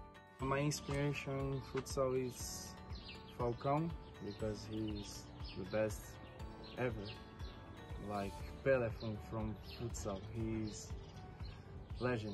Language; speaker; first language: English; non-native, learner; Portuguese